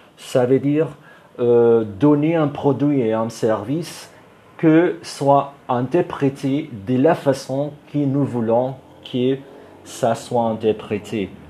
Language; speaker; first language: French; non-native, fluent; Spanish